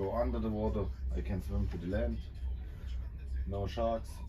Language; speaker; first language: English; non-native, learner; German